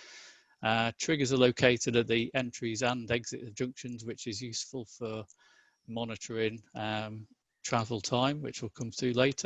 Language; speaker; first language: English; native; English